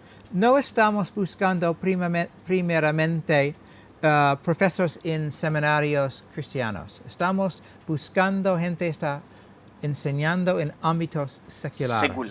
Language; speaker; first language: Spanish; non-native, learner; English